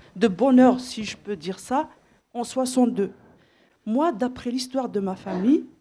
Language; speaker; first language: French; non-native, local second language; Kabyle